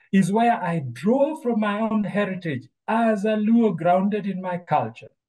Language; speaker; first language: English; non-native, local second language; Luo (Kenya and Tanzania)